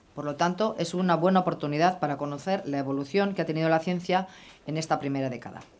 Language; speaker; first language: Spanish; native; Spanish